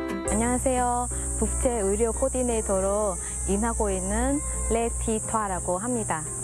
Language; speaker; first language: Korean; non-native, fluent; Vietnamese